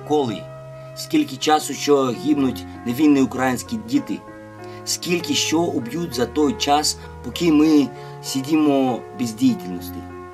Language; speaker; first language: Ukrainian; non-native, fluent; Russian